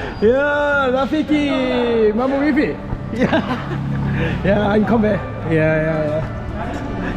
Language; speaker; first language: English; non-native, learner; Korean